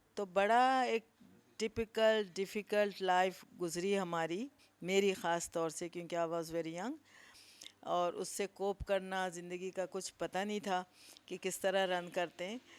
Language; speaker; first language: Urdu; native; Urdu